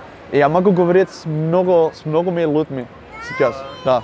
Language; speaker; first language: Russian; non-native, learner; Dutch